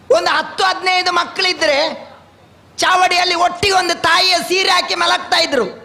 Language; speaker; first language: Kannada; non-native, local second language; Tulu